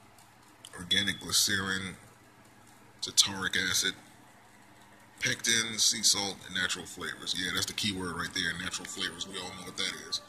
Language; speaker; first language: English; native; English